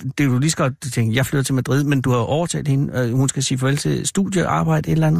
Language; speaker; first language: Danish; native; Danish